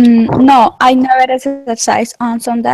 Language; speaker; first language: English; non-native, learner; Spanish